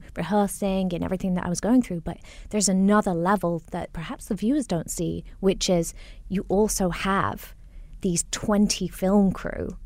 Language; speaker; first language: English; native; English